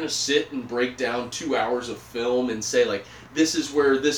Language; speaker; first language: English; native; English